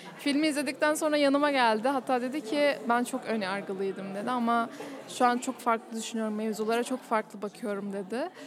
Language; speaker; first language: Turkish; native; Turkish